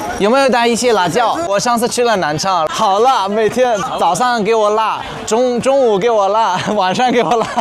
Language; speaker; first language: Chinese; non-native, fluent; Arabic